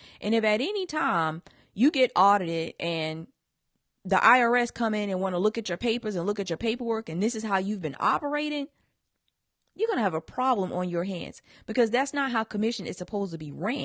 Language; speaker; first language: English; native; English